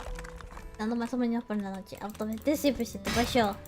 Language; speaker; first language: Spanish; early bilingual, heritage; Spanish